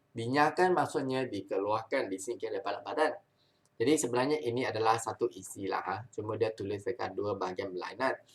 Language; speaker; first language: Malay; non-native, local second language; Chinese